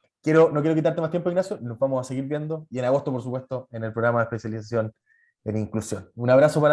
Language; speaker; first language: Spanish; native; Spanish